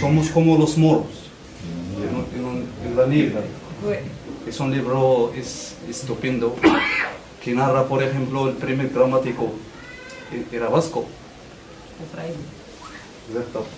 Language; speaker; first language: Spanish; non-native, fluent; Riffian